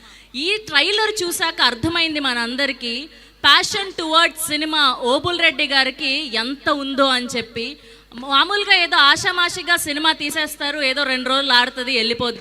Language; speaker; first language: Telugu; native; Telugu